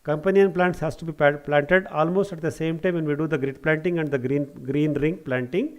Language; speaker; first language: English; non-native, local second language; Kannada